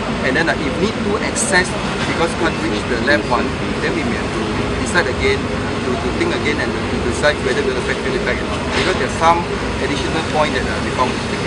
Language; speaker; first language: English; non-native, local second language; Chinese